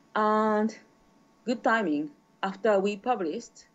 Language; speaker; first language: English; non-native, learner; Japanese